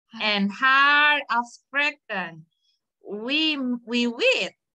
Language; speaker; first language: Dutch; non-native, learner; Indonesian